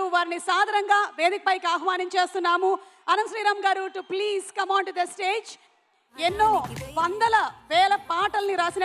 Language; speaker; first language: Telugu; native; Telugu